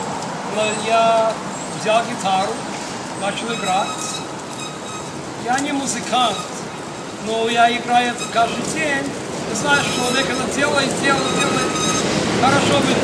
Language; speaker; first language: Russian; early bilingual, heritage; Russian